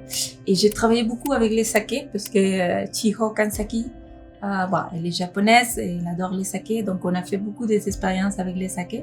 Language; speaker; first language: French; non-native, fluent; Spanish